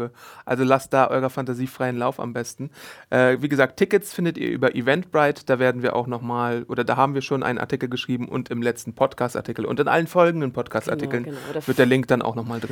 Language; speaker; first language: German; native; German